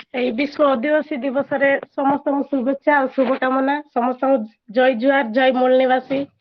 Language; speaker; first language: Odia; non-native, local second language; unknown